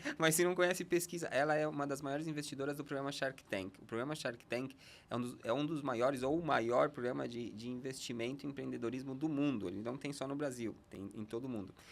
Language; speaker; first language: Portuguese; non-native, fluent; Spanish